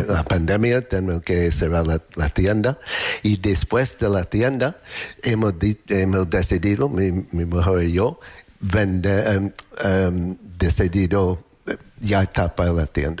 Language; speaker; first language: Spanish; non-native, learner; English